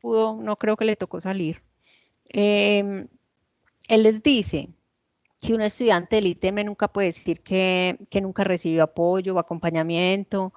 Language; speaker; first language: Spanish; native; Spanish